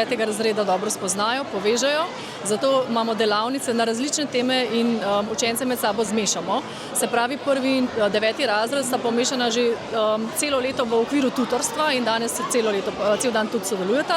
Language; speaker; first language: Slovenian; native; Slovenian